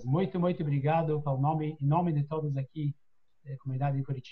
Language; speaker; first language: Portuguese; non-native, fluent; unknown